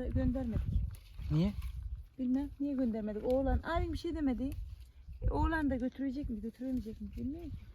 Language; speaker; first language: Turkish; native; Turkish